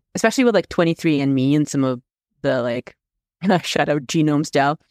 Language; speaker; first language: English; non-native, fluent; Russian